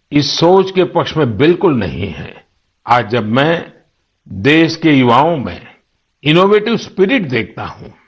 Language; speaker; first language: Hindi; non-native, local second language; Gujarati